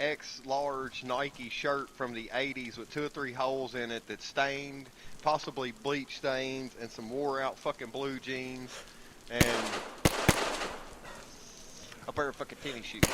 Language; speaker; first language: English; native; English